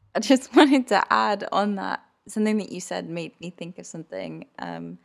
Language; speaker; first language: English; early bilingual, other home language; Urdu